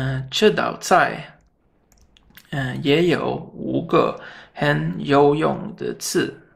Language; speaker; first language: Chinese; non-native, learner; Swedish